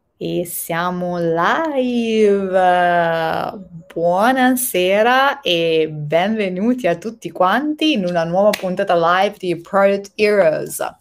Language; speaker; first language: Italian; native; Italian